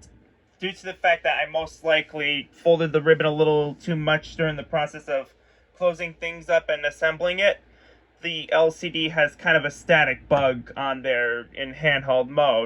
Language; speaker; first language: English; native; English